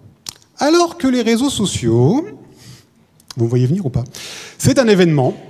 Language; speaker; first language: French; native; French